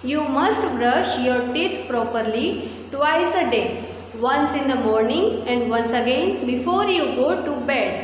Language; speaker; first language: English; non-native, local second language; Gujarati